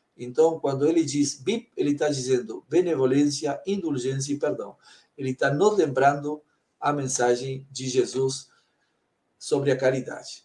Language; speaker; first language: Portuguese; native; Portuguese